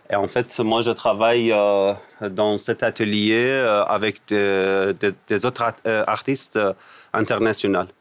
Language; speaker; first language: French; non-native, learner; Persian